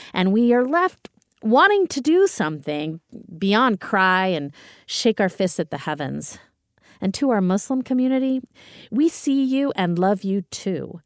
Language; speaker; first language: English; native; English